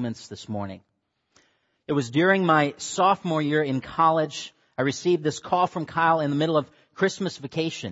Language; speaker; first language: English; native; English